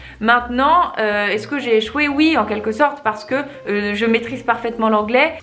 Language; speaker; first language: French; native; French